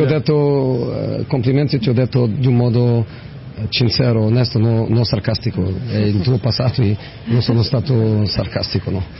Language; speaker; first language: Italian; non-native, fluent; Portuguese